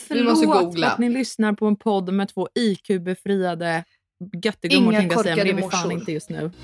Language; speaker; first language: Swedish; native; Swedish